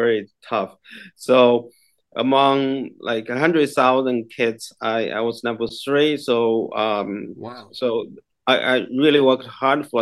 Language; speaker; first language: English; non-native, fluent; Chinese